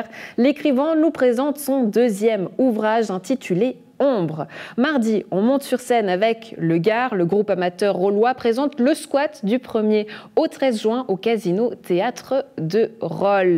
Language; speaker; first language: French; native; French